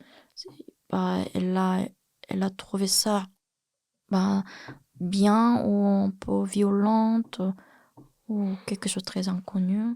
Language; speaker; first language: French; non-native, fluent; Korean